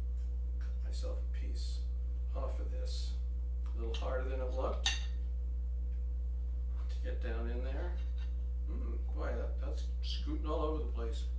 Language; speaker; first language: English; native; English